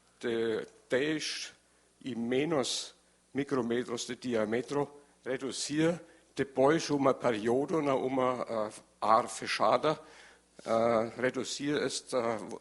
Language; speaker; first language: Portuguese; non-native, learner; German